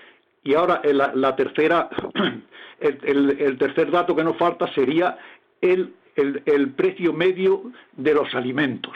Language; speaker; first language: Spanish; native; Spanish